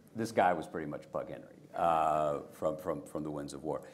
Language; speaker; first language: English; native; English